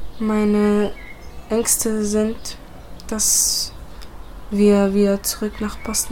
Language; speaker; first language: German; early bilingual, other home language; Bosnian